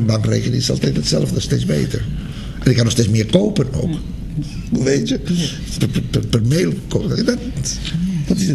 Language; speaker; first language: Dutch; non-native, fluent; Spanish